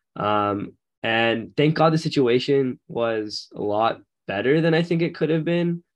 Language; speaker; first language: English; native; English